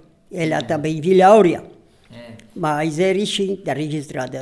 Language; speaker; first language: Portuguese; non-native, local second language; Polish